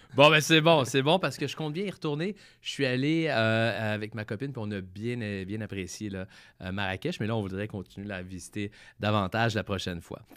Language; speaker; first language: French; native; French